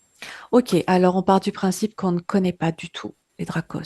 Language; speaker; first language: French; native; French